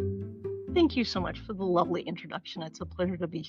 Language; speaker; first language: English; native; English